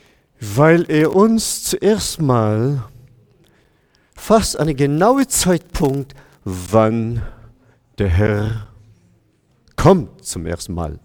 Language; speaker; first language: German; non-native, fluent; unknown